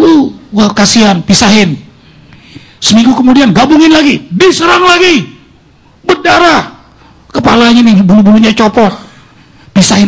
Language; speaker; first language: Indonesian; native; Indonesian